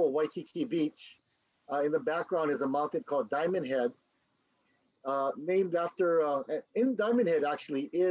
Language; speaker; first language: English; native; English